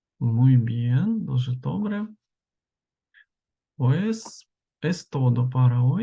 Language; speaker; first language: Spanish; non-native, fluent; Ukrainian